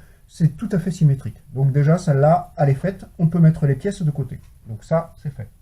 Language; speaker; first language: French; native; French